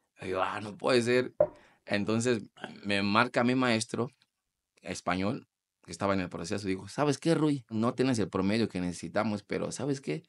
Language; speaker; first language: Spanish; non-native, fluent; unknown